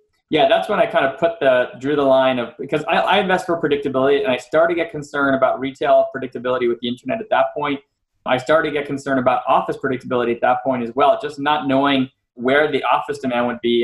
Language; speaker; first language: English; native; English